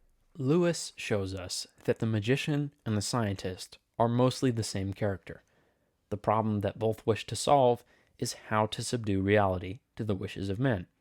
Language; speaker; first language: English; native; English